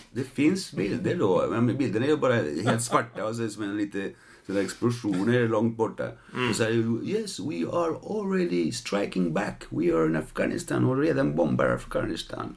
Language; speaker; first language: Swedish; non-native, fluent; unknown